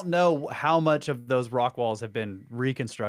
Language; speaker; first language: English; native; English